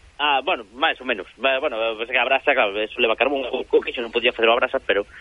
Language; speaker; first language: Galician; early bilingual, heritage; Galician